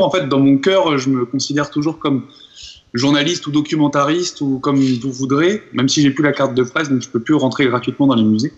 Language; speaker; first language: French; native; French